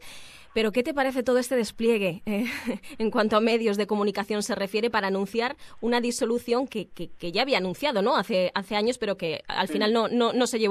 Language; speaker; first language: Spanish; native; Spanish